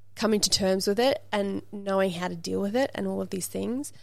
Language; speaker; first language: English; native; English